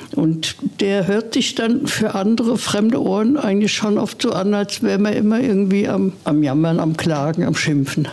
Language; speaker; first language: German; native; German